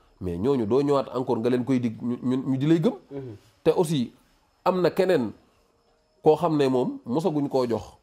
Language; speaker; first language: Wolof; native; Wolof